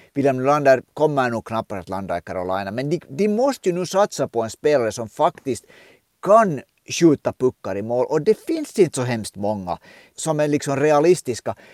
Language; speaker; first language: Swedish; native; Swedish